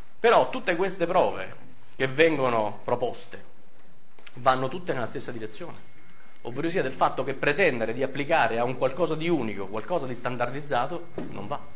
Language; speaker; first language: Italian; native; Italian